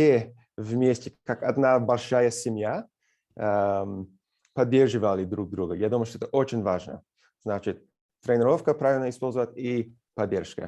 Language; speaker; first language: Russian; non-native, fluent; English